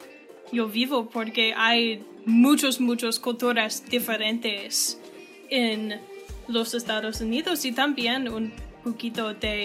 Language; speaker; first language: Spanish; non-native, learner; English